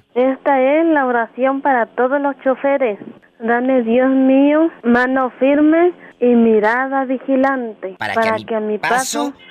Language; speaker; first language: Spanish; native; Spanish